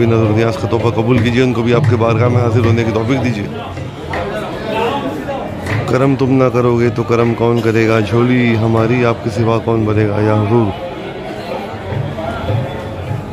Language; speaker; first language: Urdu; native; Urdu